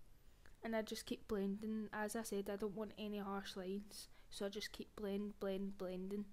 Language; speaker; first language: English; native; English